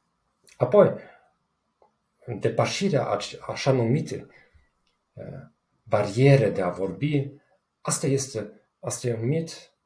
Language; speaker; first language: Romanian; non-native, fluent; German